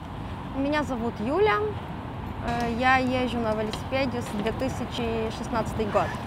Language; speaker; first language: Russian; non-native, local second language; Romanian